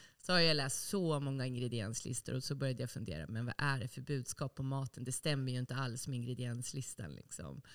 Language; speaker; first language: Swedish; native; Swedish